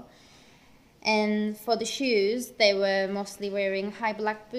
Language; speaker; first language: English; non-native, fluent; Turkish